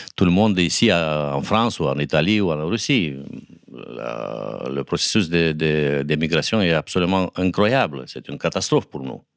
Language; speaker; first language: French; non-native, fluent; Romanian